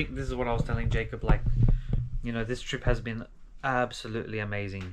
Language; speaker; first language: English; native; English